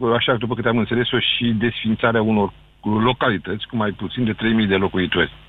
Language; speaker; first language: Romanian; native; Romanian